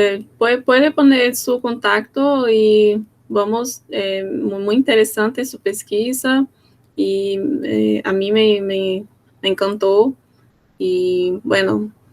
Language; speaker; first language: Spanish; non-native, fluent; Portuguese